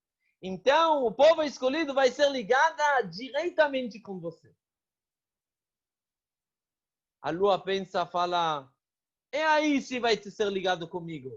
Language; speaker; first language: Portuguese; non-native, fluent; Hebrew